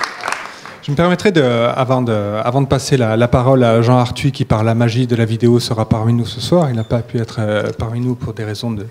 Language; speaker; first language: French; native; French